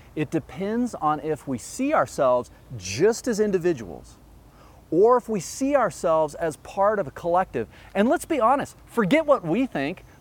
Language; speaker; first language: English; early bilingual, other home language; Dutch